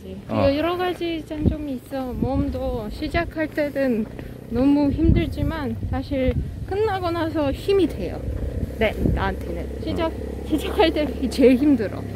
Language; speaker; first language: Korean; non-native, learner; Russian